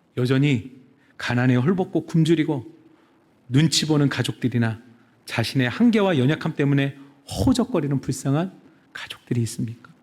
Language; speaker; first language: Korean; native; Korean